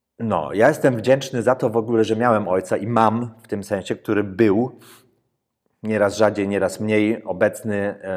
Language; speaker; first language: Polish; early bilingual, heritage; Polish